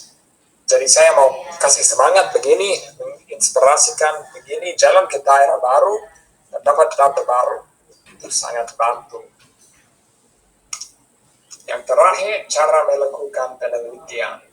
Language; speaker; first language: Indonesian; non-native, fluent; English